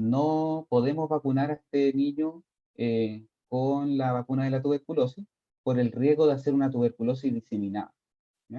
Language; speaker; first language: Spanish; native; Spanish